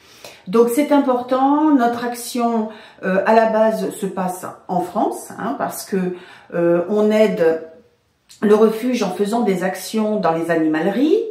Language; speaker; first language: French; native; French